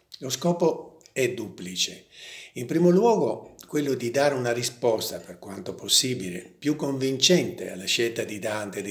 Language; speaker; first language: Italian; native; Italian